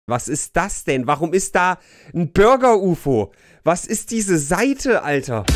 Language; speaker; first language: German; native; German